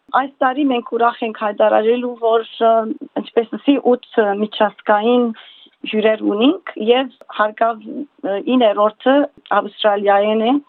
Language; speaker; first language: Armenian; early bilingual, heritage; Armenian